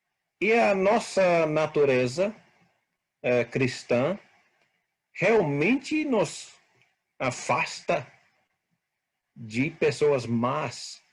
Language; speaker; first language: Portuguese; non-native, fluent; English